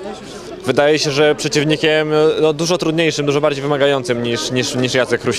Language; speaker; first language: Polish; native; Polish